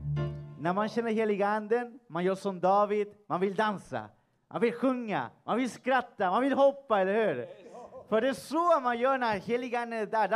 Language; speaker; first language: Swedish; non-native, fluent; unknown